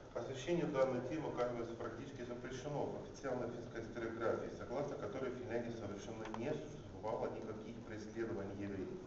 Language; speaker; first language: Russian; non-native, fluent; Finnish